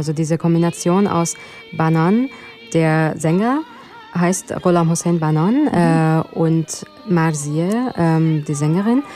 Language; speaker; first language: German; non-native, fluent; Persian